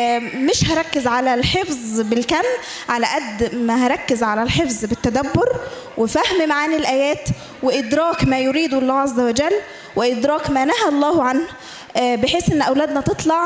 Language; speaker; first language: Arabic; native; Arabic